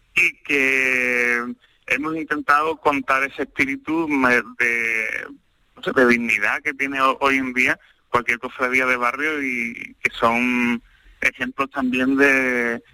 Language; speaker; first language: Spanish; native; Spanish